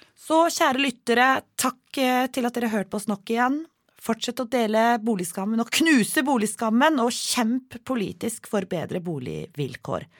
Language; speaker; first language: Norwegian; native; Norwegian